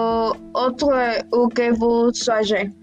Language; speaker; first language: French; non-native, learner; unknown